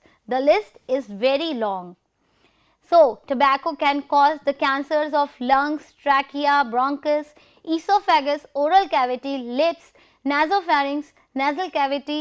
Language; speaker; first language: English; non-native, local second language; Hindi